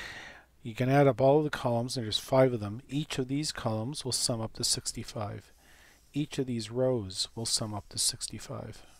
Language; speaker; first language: English; native; English